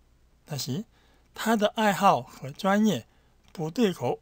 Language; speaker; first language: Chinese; non-native, fluent; Korean